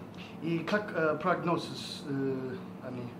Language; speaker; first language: Russian; non-native, learner; English